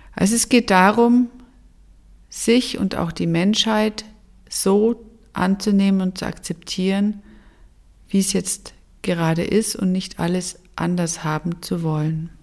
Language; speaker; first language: German; native; German